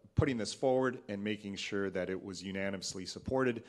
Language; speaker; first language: English; early bilingual, other home language; Spanish